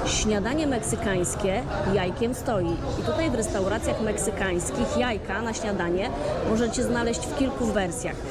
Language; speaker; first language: Polish; native; Polish